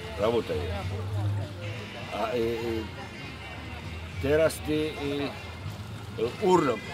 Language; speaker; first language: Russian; non-native, learner; Polish